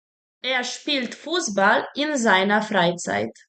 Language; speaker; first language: German; non-native, fluent; Serbian